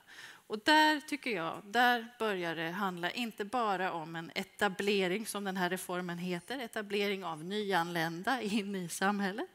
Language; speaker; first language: Swedish; native; Swedish